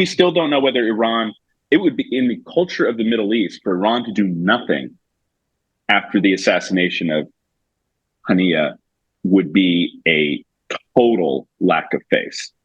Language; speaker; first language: English; native; English